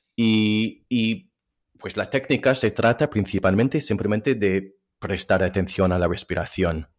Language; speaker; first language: Spanish; non-native, fluent; English